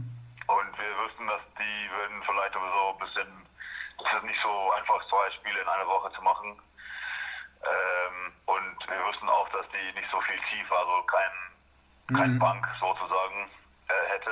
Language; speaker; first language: German; non-native, fluent; Afrikaans